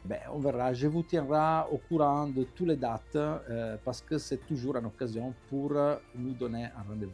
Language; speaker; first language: French; non-native, fluent; Italian